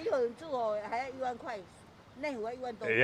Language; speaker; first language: Chinese; non-native, local second language; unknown